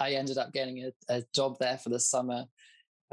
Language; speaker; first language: English; native; English